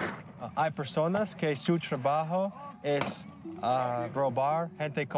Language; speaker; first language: Spanish; non-native, learner; English